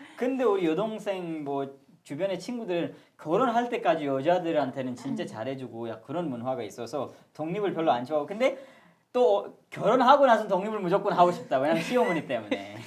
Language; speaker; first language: Korean; non-native, fluent; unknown